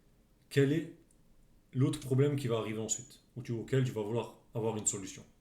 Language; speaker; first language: French; native; French